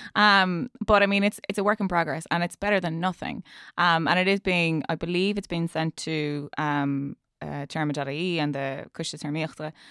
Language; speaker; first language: English; native; English